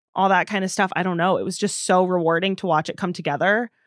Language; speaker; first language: English; native; English